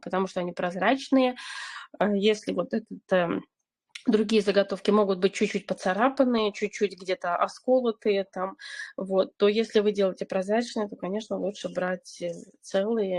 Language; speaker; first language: Russian; native; Russian